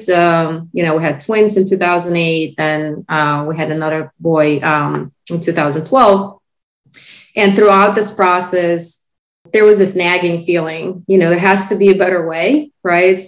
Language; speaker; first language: English; non-native, fluent; Russian